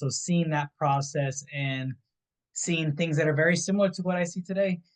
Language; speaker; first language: English; native; English